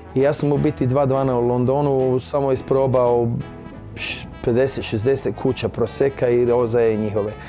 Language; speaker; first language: Croatian; early bilingual, heritage; Croatian